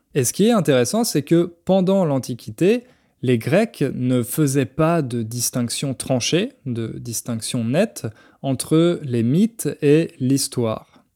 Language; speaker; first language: French; native; French